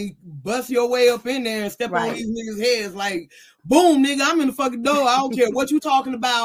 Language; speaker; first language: English; native; English